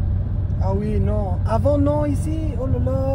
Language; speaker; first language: French; non-native, learner; Filipino